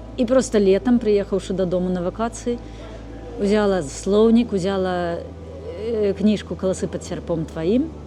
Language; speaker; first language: Belarusian; non-native, local second language; Russian